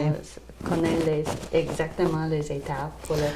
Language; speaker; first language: French; non-native, local second language; English